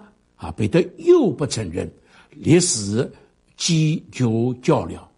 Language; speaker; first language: Chinese; native; Chinese